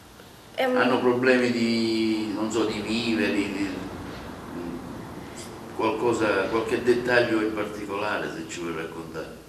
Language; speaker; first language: Italian; native; Italian